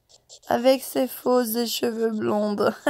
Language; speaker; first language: French; non-native, fluent; English